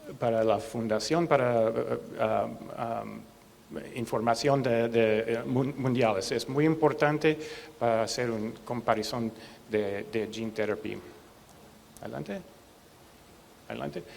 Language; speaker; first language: Spanish; non-native, learner; English